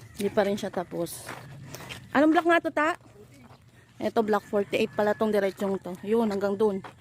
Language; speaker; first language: Filipino; native; Filipino